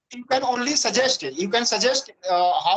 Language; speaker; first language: English; non-native, learner; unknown